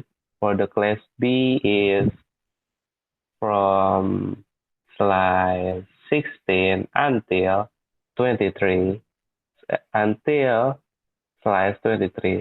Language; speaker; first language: English; non-native, learner; Indonesian